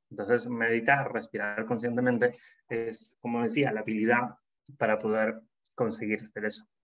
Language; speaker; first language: Spanish; native; Spanish